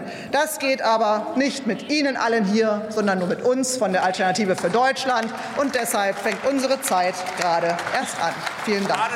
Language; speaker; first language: German; native; German